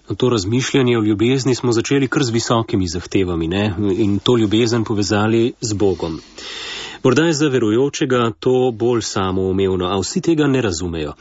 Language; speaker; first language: Slovenian; native; Slovenian